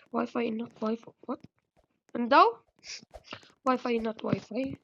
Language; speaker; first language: Filipino; native; Filipino